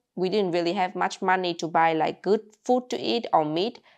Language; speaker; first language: English; non-native, fluent; Vietnamese